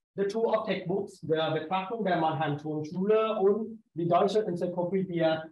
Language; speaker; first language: English; non-native, learner; Thai